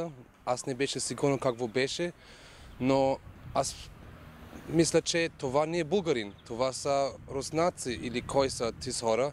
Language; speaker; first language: Bulgarian; non-native, learner; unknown